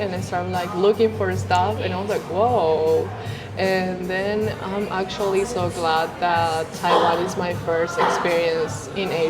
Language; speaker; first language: English; non-native, fluent; Spanish